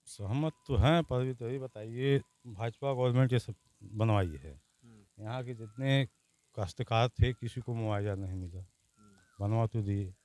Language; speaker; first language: Hindi; native; Hindi